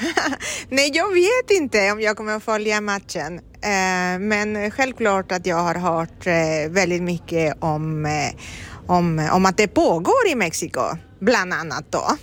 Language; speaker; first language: Swedish; non-native, fluent; Spanish